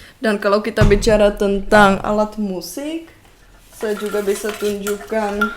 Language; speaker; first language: Indonesian; non-native, fluent; Czech